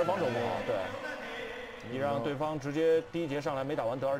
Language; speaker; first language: Chinese; native; Chinese